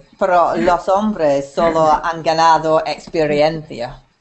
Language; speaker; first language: Spanish; non-native, learner; English